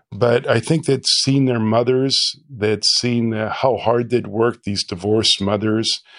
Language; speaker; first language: English; native; English